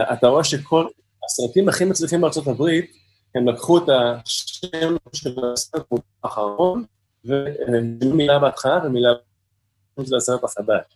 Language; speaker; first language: Hebrew; non-native, fluent; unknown